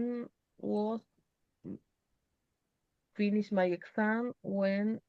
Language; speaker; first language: English; non-native, learner; Spanish